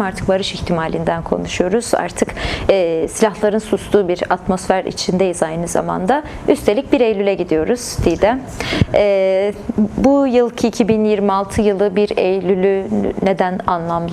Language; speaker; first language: Turkish; native; Turkish